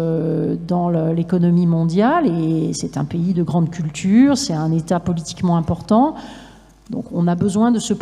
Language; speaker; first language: French; native; French